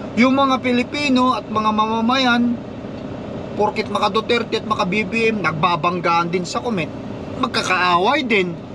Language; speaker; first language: Filipino; non-native, local second language; Iloko